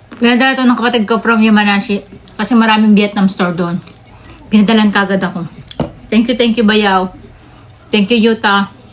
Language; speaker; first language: Filipino; native; Filipino